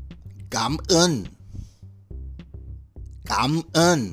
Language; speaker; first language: Vietnamese; non-native, learner; English